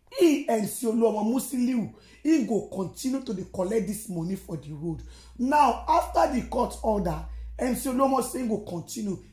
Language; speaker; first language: Nigerian Pidgin; non-native, local second language; Yoruba